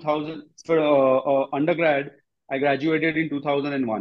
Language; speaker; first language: English; non-native, local second language; Gujarati